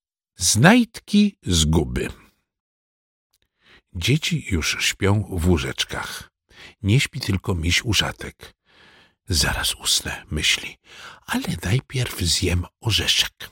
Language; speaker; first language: Polish; native; Polish